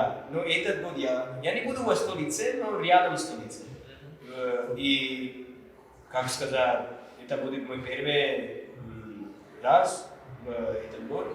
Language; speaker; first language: Russian; non-native, learner; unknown